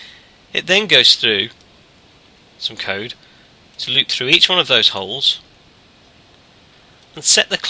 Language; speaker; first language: English; native; English